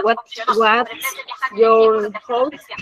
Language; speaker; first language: English; non-native, learner; Spanish